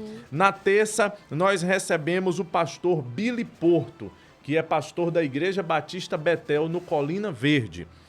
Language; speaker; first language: Portuguese; native; Portuguese